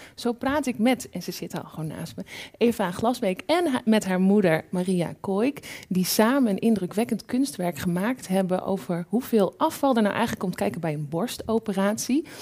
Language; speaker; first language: Dutch; native; Dutch